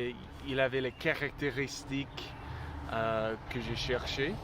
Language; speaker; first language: French; non-native, learner; English